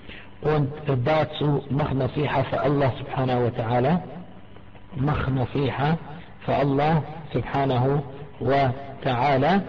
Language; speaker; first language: German; non-native, fluent; Arabic